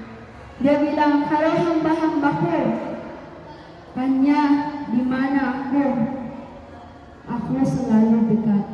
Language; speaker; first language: Indonesian; non-native, learner; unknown